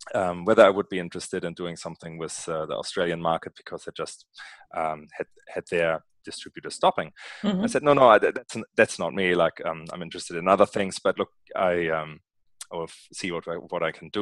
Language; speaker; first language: English; non-native, fluent; German